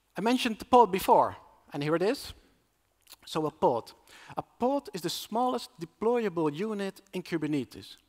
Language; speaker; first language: English; non-native, fluent; Dutch